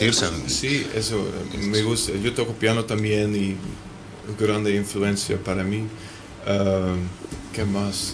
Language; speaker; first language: Spanish; non-native, learner; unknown